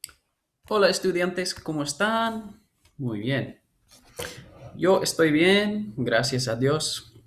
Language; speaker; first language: Spanish; non-native, learner; English